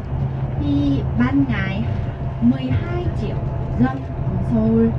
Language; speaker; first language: Vietnamese; non-native, learner; Korean